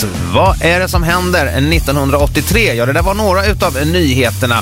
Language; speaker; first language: Swedish; native; Swedish